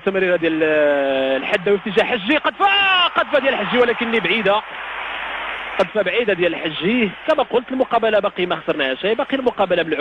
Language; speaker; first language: Arabic; native; Arabic